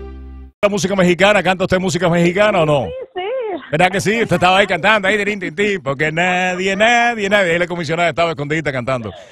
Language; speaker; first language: Spanish; native; Spanish